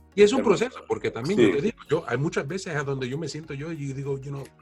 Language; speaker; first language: Spanish; early bilingual, heritage; Spanish